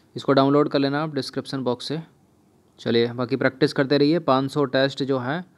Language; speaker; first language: Hindi; native; Hindi